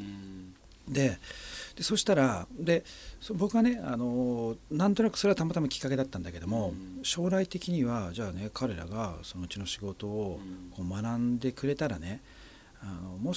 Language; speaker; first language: Japanese; native; Japanese